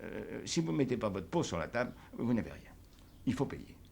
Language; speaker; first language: French; native; French